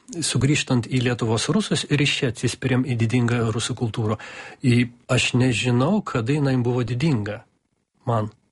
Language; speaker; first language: Lithuanian; non-native, local second language; Russian